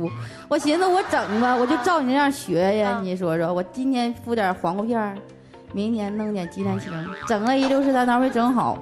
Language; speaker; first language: Chinese; native; Chinese